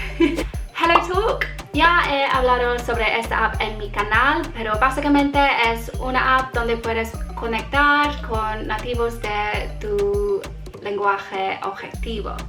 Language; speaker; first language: Spanish; non-native, learner; English